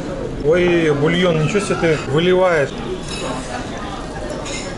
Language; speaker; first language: Russian; native; Russian